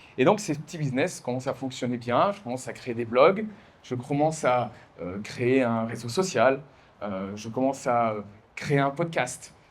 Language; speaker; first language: French; native; French